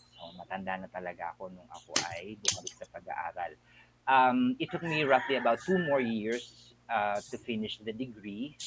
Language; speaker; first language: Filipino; native; Filipino